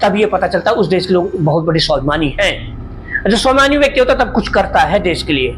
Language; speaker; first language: Hindi; native; Hindi